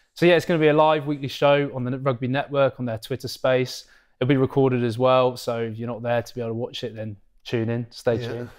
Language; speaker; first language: English; native; English